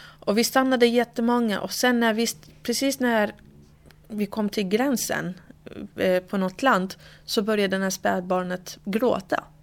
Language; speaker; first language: Swedish; early bilingual, other home language; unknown